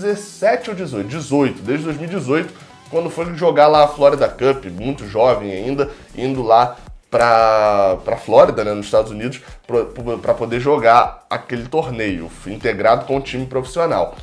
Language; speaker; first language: Portuguese; native; Portuguese